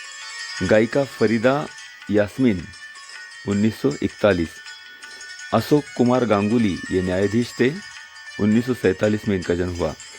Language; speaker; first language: Hindi; non-native, local second language; Marathi